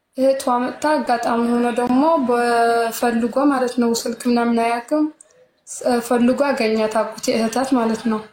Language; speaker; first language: Amharic; native; Amharic